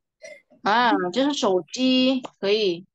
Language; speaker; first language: Chinese; non-native, fluent; Indonesian